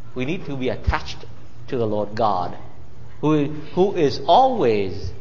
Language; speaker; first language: English; non-native, fluent; Vietnamese